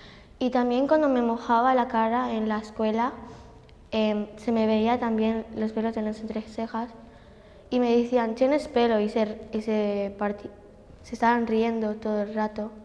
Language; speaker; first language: Spanish; early bilingual, other home language; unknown